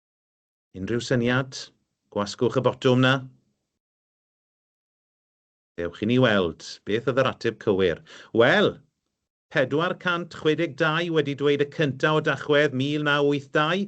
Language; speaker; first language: Welsh; native; Welsh